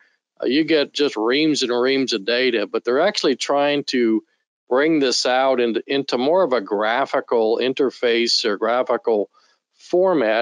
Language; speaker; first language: English; native; English